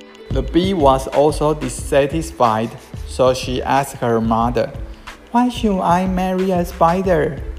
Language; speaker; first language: English; non-native, fluent; Chinese